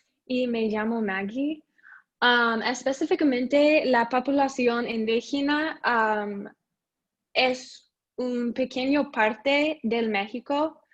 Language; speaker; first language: Spanish; non-native, learner; English